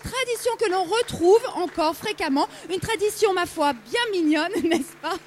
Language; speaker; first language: French; native; French